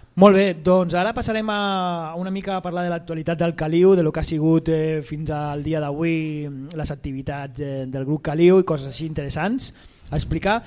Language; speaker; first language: Catalan; native; Catalan